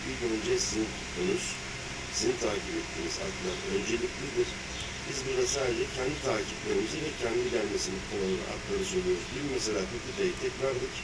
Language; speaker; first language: Turkish; native; Turkish